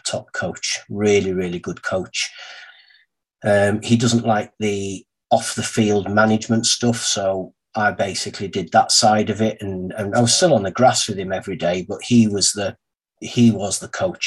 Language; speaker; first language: English; native; English